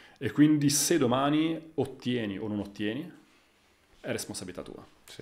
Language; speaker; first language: Italian; native; Italian